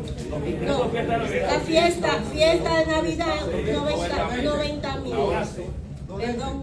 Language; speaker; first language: Spanish; native; Spanish